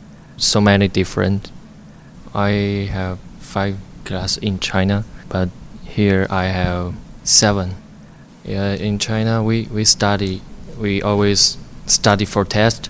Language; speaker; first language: English; non-native, learner; Chinese